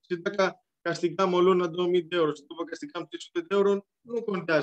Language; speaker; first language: Romanian; non-native, learner; Greek